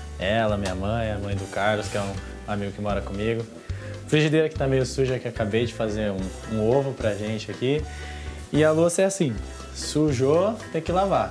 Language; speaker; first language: Portuguese; native; Portuguese